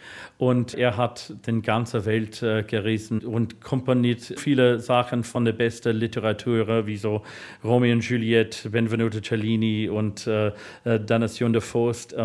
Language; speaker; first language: German; non-native, fluent; English